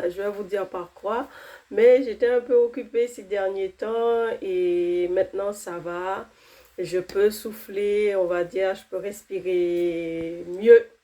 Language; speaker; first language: French; non-native, local second language; Haitian Creole